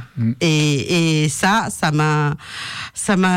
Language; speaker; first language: French; non-native, fluent; Lao